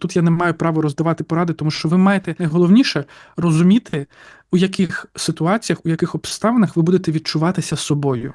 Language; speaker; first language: Ukrainian; native; Ukrainian